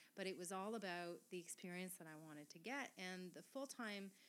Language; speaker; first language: English; non-native, fluent; French